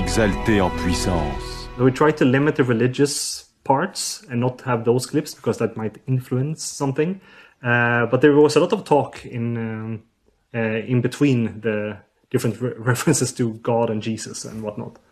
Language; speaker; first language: English; non-native, fluent; Swedish